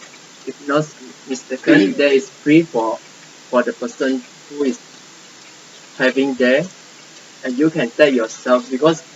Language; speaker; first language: English; non-native, local second language; Malay